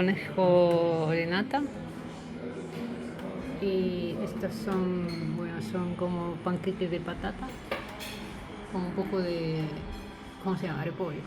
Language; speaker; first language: Spanish; non-native, fluent; Russian